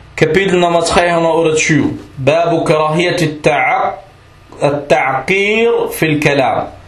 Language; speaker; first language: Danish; non-native, fluent; Arabic